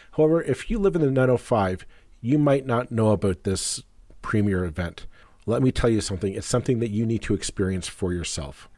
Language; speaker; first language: English; native; English